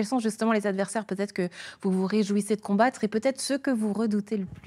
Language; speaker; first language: French; native; French